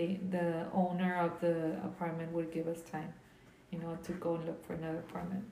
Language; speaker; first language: English; early bilingual, other home language; Spanish